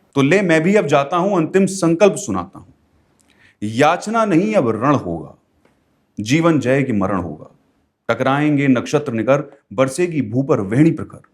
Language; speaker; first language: Hindi; native; Hindi